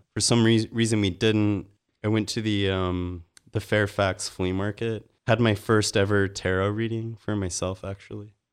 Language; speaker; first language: English; native; English